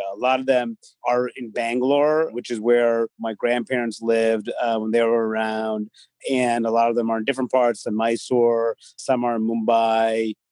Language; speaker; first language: English; native; English